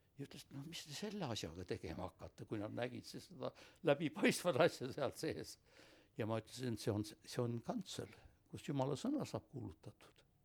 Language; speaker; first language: Estonian; early bilingual, heritage; Estonian